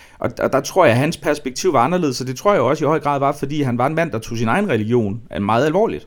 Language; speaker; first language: Danish; native; Danish